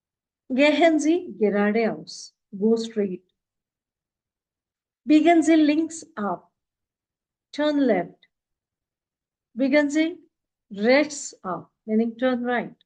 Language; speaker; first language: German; non-native, fluent; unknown